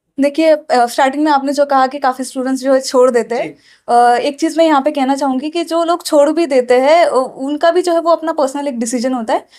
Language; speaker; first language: Hindi; non-native, local second language; Urdu